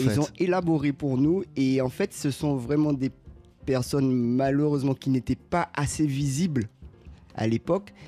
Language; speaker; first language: French; native; French